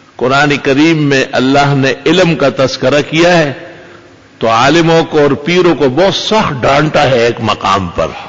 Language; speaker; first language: Urdu; non-native, local second language; Pashto